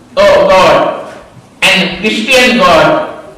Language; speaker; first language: English; non-native, local second language; Sinhala